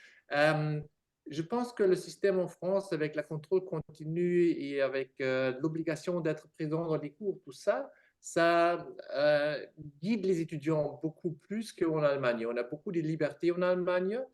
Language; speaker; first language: French; non-native, fluent; German